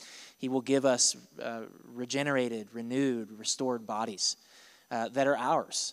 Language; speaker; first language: English; native; English